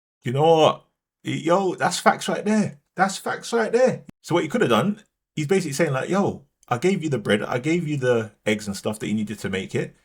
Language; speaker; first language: English; native; English